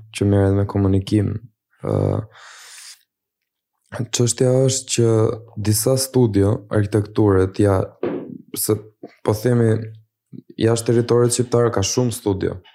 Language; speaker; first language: Albanian; native; Albanian